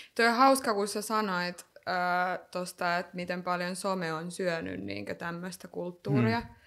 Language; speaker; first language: Finnish; native; Finnish